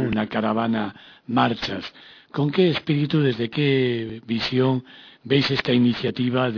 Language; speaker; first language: Spanish; native; Spanish